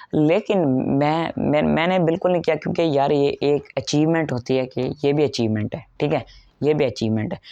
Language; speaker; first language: Urdu; native; Urdu